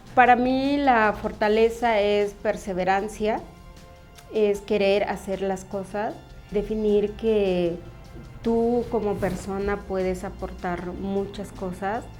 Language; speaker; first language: Spanish; non-native, local second language; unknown